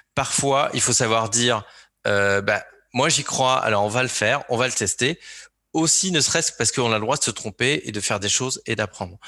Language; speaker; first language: French; native; French